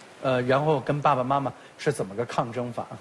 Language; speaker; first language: Chinese; native; Chinese